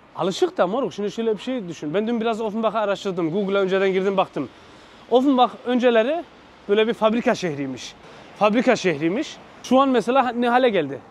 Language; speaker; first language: Turkish; early bilingual, heritage; Turkish